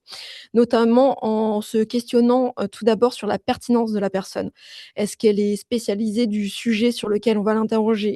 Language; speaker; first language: French; native; French